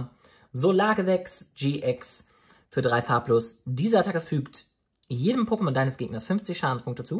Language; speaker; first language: German; native; German